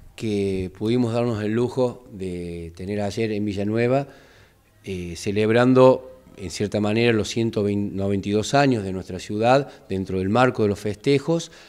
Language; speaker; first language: Spanish; native; Spanish